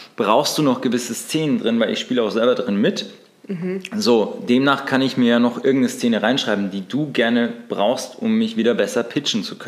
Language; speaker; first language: German; native; German